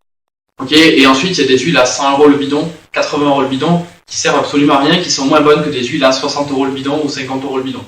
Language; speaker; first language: French; native; French